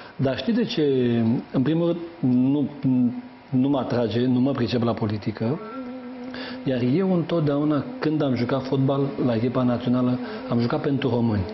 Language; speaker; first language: Romanian; native; Romanian